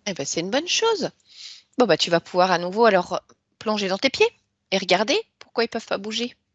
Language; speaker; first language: French; native; French